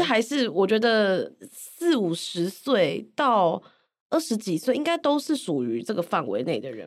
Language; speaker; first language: Chinese; native; Chinese